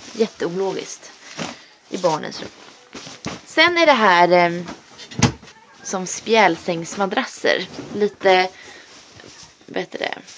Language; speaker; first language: Swedish; native; Swedish